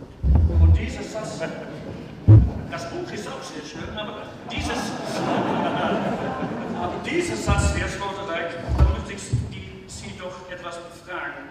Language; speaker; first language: German; non-native, fluent; Dutch